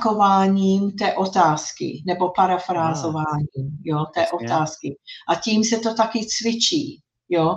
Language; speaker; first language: Czech; non-native, fluent; English